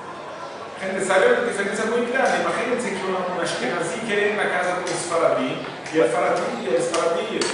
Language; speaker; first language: Spanish; non-native, fluent; Portuguese